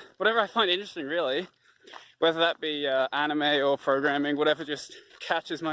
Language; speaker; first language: English; native; English